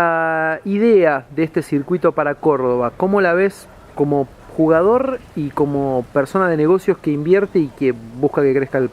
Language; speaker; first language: Spanish; native; Spanish